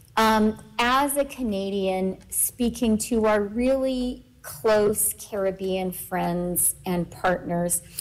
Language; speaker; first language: English; native; English